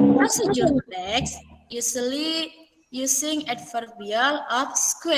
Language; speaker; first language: English; non-native, fluent; Indonesian